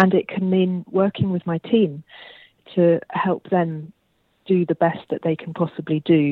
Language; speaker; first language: English; native; English